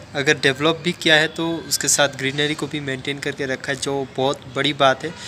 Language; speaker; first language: Hindi; non-native, local second language; Assamese